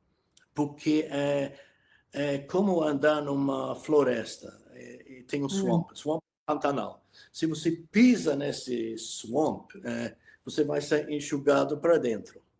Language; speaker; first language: Portuguese; non-native, fluent; English